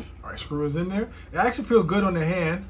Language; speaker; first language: English; native; English